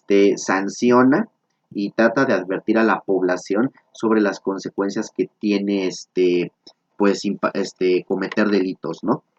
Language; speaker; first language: Spanish; native; Spanish